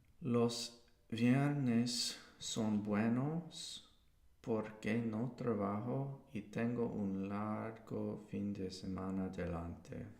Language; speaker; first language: Spanish; non-native, learner; English